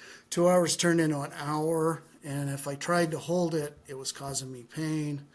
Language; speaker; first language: English; native; English